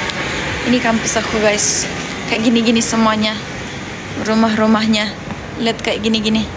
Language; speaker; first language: Indonesian; non-native, learner; Turkish